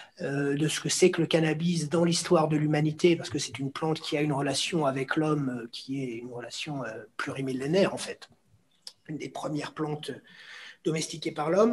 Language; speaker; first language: French; native; French